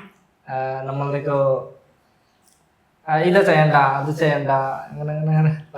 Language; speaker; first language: Malayalam; non-native, learner; Bangla